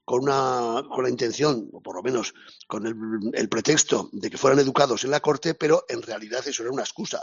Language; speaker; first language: Spanish; native; Spanish